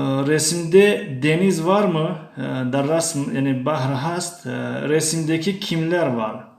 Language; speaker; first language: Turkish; non-native, fluent; Tajik